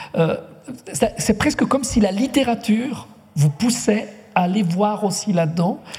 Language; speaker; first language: French; non-native, local second language; Italian